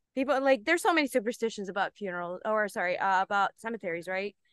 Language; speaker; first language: English; early bilingual, other home language; Bulgarian